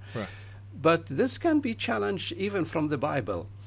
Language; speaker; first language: English; non-native, fluent; Arabic